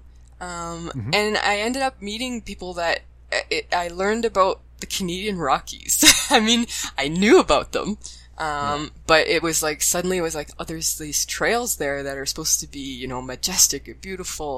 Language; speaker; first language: English; native; English